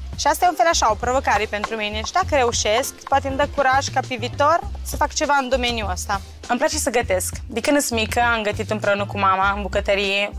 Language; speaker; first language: Romanian; early bilingual, heritage; Romanian